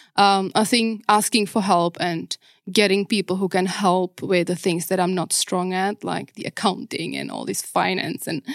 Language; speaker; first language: English; non-native, fluent; Czech